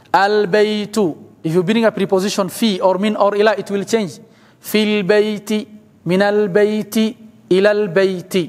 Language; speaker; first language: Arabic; non-native, fluent; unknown